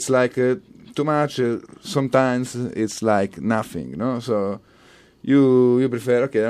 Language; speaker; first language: English; non-native, fluent; Italian